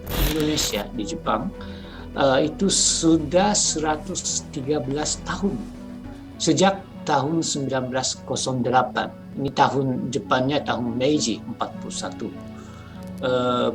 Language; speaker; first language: Indonesian; non-native, fluent; Japanese